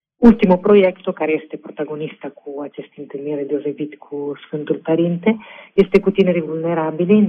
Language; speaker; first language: Romanian; non-native, fluent; Italian